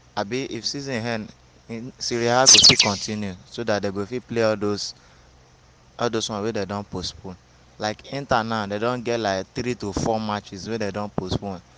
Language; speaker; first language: Nigerian Pidgin; native; Nigerian Pidgin